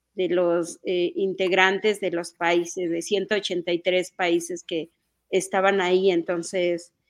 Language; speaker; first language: Spanish; non-native, local second language; Mixtepec Mixtec